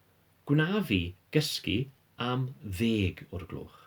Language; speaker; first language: Welsh; non-native, fluent; English